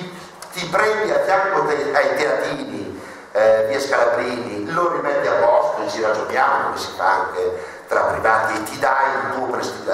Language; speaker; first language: Italian; native; Italian